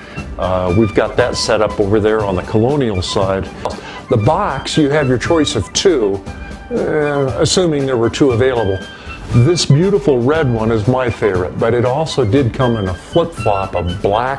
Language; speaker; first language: English; native; English